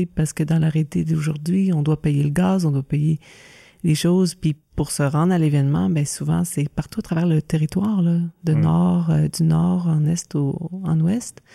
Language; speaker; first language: French; native; French